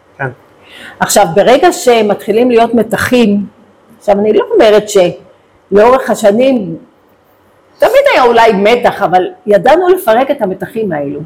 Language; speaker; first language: Hebrew; native; Hebrew